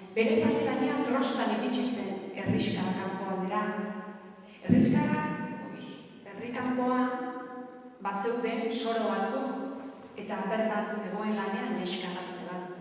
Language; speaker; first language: Basque; native; Basque